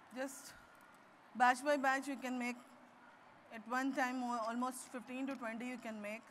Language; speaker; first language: English; non-native, local second language; Urdu